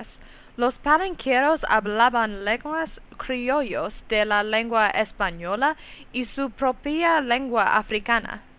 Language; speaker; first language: Spanish; non-native, learner; English